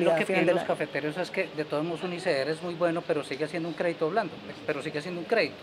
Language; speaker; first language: Spanish; native; Spanish